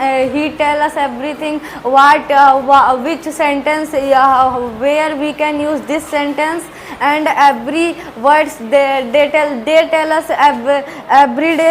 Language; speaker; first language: English; non-native, learner; Hindi